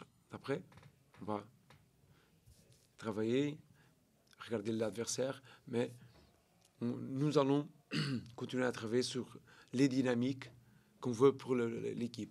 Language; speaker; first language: French; non-native, learner; Portuguese